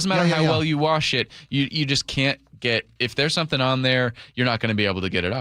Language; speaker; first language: English; native; English